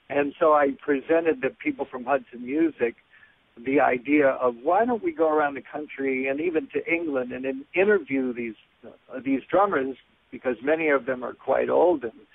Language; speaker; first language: English; native; English